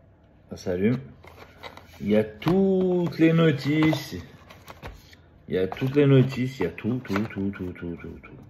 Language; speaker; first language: French; native; French